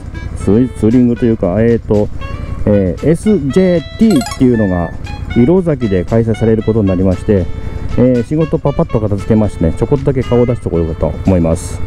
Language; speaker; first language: Japanese; native; Japanese